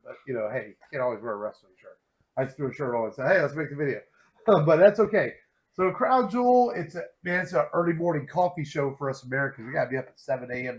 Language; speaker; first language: English; native; English